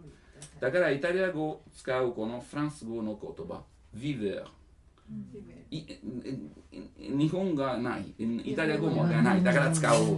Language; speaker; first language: Japanese; non-native, learner; Italian